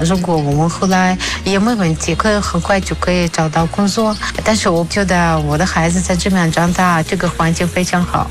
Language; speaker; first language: Chinese; non-native, fluent; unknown